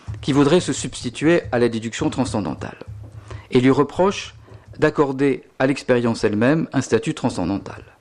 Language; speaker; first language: French; native; French